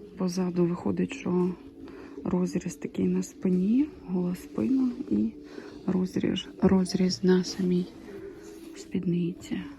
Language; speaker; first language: Ukrainian; native; Ukrainian